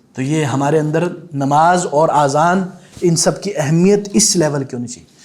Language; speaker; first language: Urdu; native; Urdu